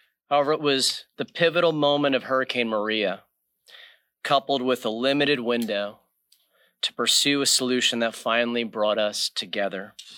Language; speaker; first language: English; native; English